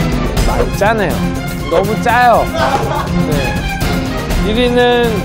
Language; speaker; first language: Korean; native; Korean